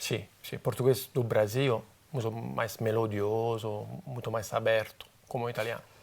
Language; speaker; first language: Portuguese; non-native, fluent; Italian